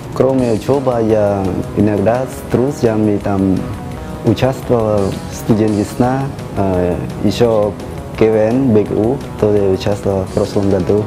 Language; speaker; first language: Russian; non-native, learner; Khmer